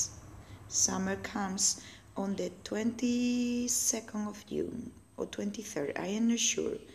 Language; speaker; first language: English; non-native, learner; Spanish